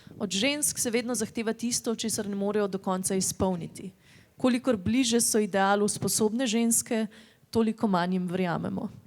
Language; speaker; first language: Slovenian; native; Slovenian